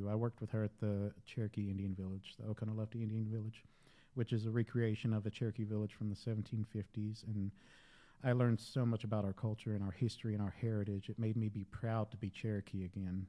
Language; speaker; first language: English; native; English